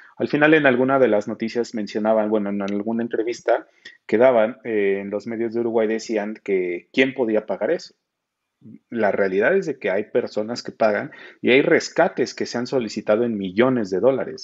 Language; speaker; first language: Spanish; native; Spanish